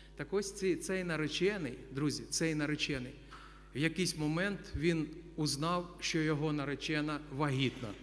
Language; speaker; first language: Ukrainian; non-native, local second language; Russian